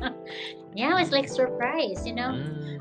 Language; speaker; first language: English; non-native, local second language; Filipino